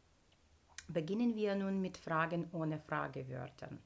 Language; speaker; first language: German; non-native, fluent; Ukrainian